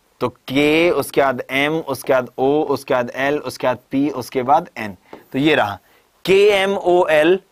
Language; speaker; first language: Hindi; native; Hindi